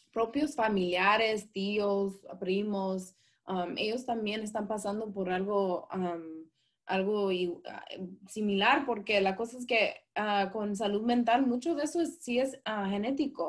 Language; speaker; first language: Spanish; early bilingual, heritage; Spanish